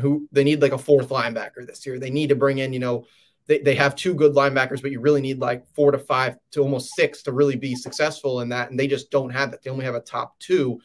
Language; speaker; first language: English; native; English